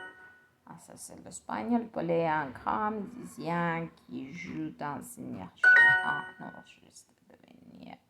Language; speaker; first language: French; non-native, learner; Spanish